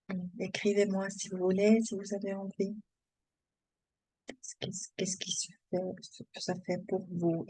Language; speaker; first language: French; non-native, learner; German